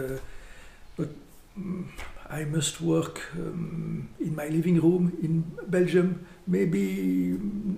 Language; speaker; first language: English; non-native, fluent; French